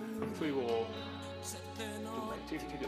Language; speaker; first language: Chinese; non-native, learner; Italian